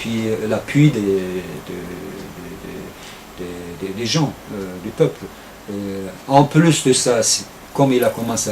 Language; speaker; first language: French; non-native, fluent; Turkish